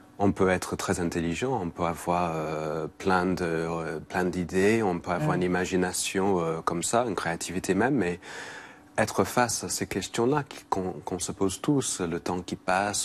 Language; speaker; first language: French; non-native, fluent; English